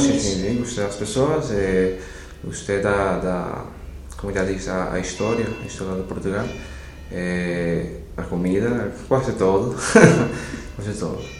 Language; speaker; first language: Portuguese; non-native, learner; Spanish